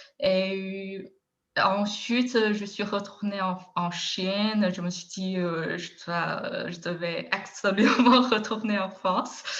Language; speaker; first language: French; non-native, fluent; Chinese